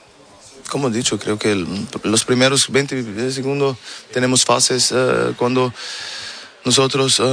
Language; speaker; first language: Spanish; non-native, learner; German